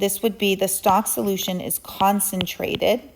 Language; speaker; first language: English; native; English